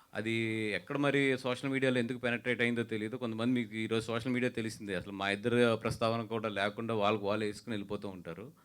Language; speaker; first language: Telugu; native; Telugu